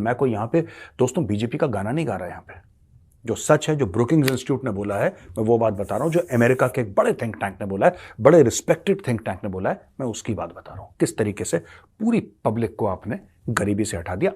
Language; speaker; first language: Hindi; native; Hindi